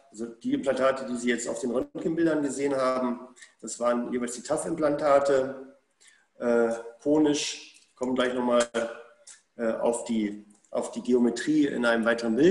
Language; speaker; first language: German; native; German